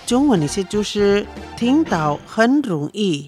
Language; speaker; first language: Chinese; non-native, fluent; Indonesian